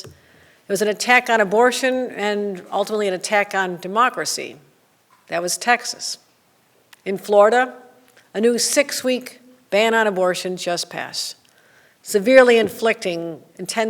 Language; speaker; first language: English; native; English